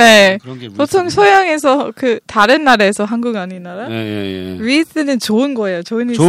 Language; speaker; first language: Korean; non-native, learner; English